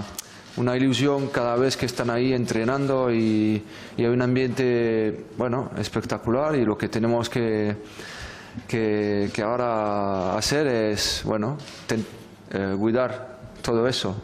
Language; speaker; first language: Spanish; non-native, fluent; French